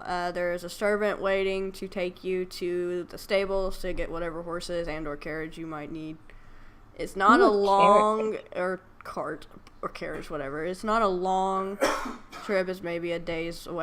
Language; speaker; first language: English; native; English